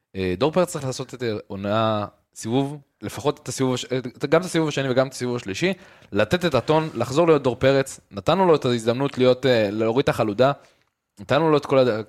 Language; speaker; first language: Hebrew; native; Hebrew